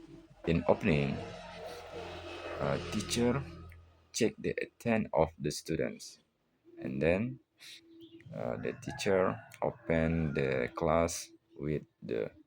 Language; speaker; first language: English; non-native, learner; Indonesian